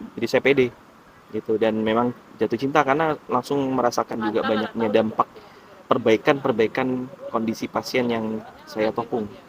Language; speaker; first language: Indonesian; native; Indonesian